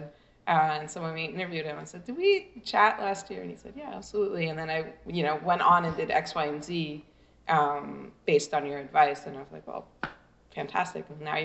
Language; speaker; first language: English; native; English